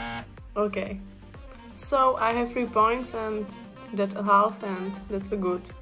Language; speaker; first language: English; non-native, fluent; Czech